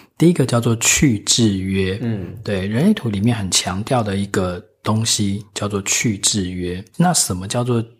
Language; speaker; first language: Chinese; native; Chinese